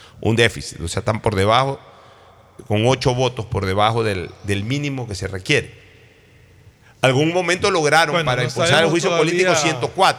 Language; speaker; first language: Spanish; native; Spanish